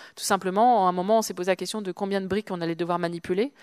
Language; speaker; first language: French; native; French